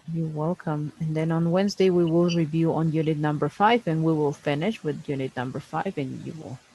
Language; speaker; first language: English; non-native, fluent; Spanish